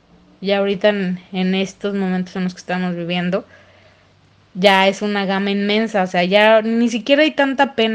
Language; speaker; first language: Spanish; native; Spanish